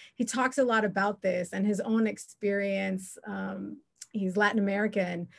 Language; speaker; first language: English; native; English